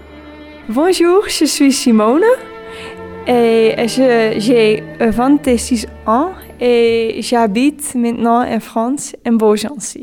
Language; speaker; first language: French; non-native, learner; Dutch